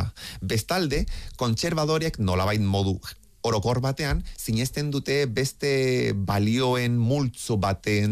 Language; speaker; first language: Basque; native; Basque